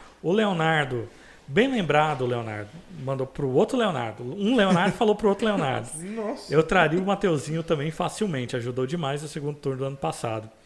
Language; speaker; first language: Portuguese; native; Portuguese